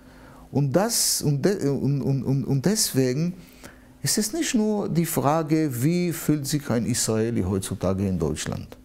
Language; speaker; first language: German; non-native, fluent; Hebrew